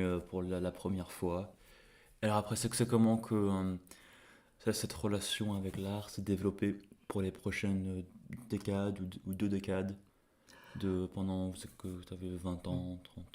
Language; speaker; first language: French; non-native, fluent; English